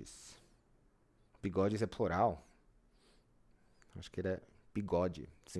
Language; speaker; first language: Portuguese; non-native, fluent; English